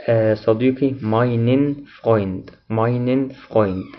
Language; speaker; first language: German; non-native, fluent; Arabic